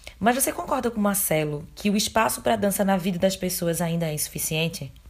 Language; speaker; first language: Portuguese; native; Portuguese